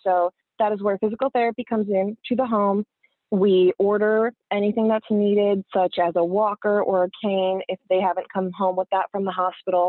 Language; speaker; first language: English; native; English